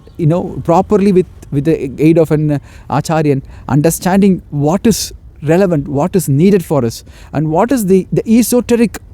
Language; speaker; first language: English; non-native, local second language; Tamil